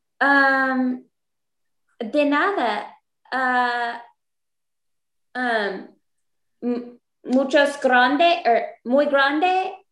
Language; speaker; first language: Spanish; non-native, learner; English